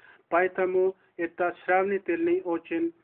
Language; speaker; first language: Russian; non-native, learner; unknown